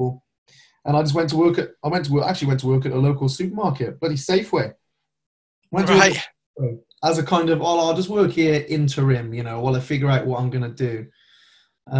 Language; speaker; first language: English; native; English